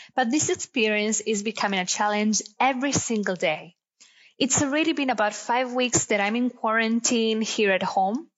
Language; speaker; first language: English; non-native, fluent; Italian